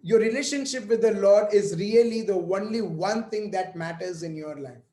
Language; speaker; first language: English; non-native, local second language; Hindi